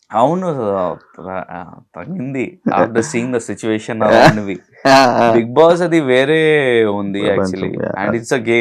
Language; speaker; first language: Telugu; non-native, learner; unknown